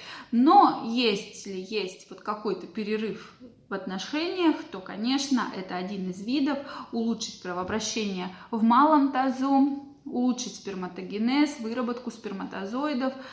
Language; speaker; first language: Russian; native; Russian